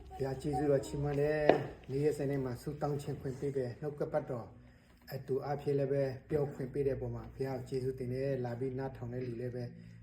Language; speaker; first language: Burmese; non-native, local second language; Tedim Chin